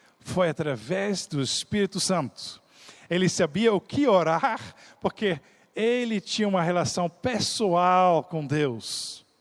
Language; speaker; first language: Portuguese; non-native, fluent; Dutch